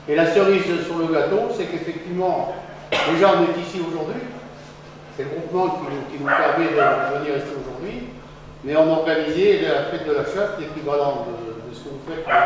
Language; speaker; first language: French; native; French